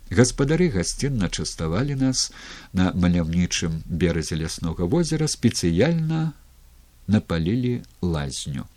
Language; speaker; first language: Belarusian; native; Belarusian